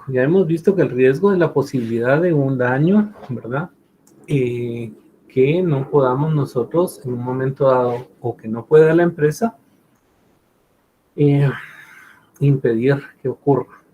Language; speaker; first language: Spanish; native; Spanish